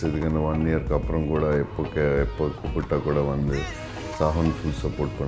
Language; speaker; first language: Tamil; non-native, local second language; Telugu